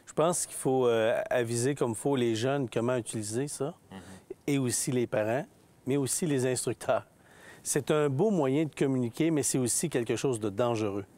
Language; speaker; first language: French; native; French